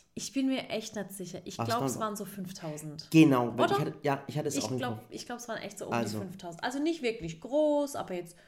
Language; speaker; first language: German; native; German